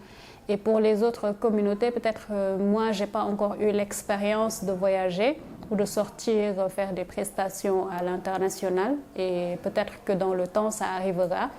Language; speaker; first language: French; non-native, local second language; Wolof